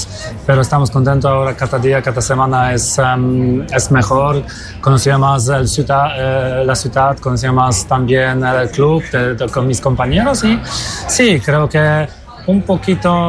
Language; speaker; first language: Spanish; non-native, learner; Polish